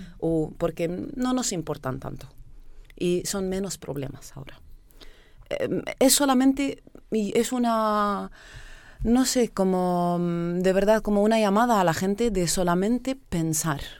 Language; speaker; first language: Spanish; non-native, fluent; Arabic